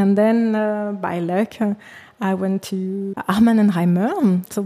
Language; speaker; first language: English; non-native, fluent; French